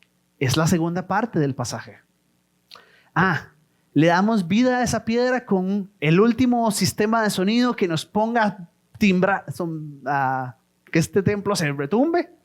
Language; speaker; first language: Spanish; native; Spanish